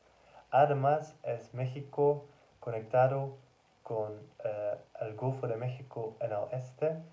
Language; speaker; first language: Spanish; non-native, learner; Dutch